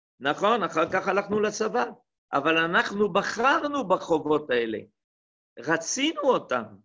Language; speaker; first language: Hebrew; non-native, fluent; French